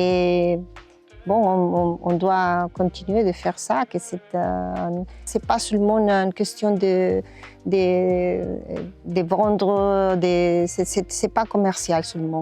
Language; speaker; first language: French; non-native, learner; Spanish